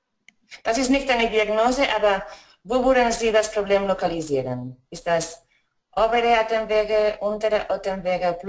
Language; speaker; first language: German; non-native, fluent; Spanish